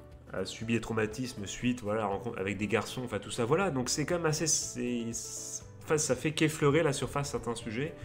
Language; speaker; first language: French; native; French